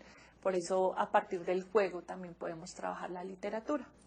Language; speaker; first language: Spanish; native; Spanish